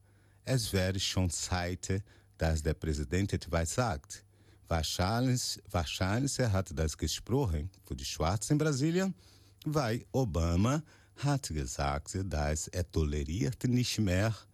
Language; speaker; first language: German; non-native, learner; Portuguese